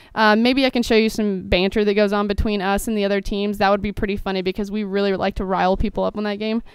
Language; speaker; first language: English; native; English